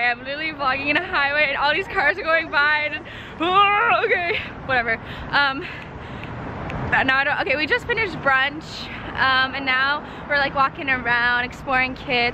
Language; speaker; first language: English; native; English